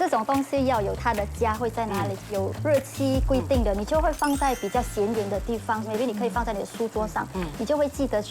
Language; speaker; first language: Chinese; native; Chinese